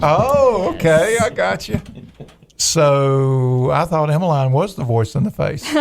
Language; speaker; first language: English; native; English